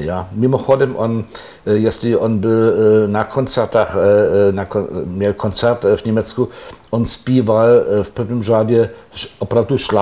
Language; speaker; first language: Czech; non-native, fluent; German